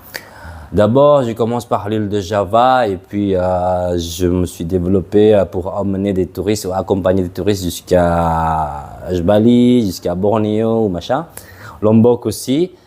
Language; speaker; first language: French; non-native, fluent; Madurese